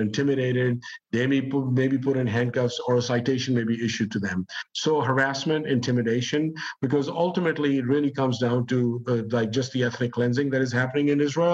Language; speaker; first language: English; non-native, local second language; Urdu